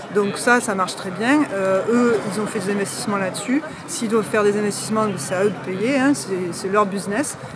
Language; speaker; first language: French; native; French